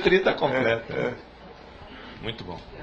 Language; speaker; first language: Portuguese; native; Portuguese